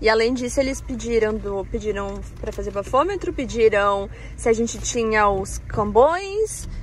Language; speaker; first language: Portuguese; native; Portuguese